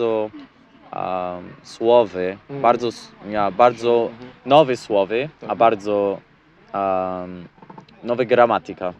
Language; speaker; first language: Polish; non-native, learner; English